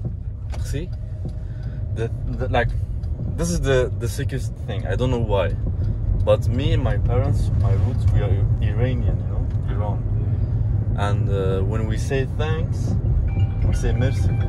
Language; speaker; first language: English; non-native, fluent; Persian